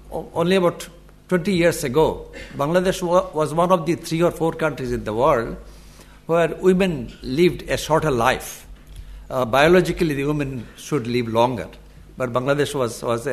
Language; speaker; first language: English; non-native, local second language; Bangla